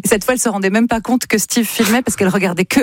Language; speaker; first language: French; native; French